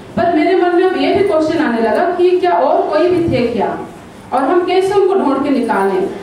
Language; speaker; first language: Hindi; non-native, local second language; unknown